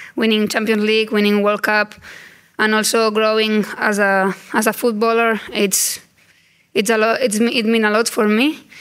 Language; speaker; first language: English; non-native, learner; Spanish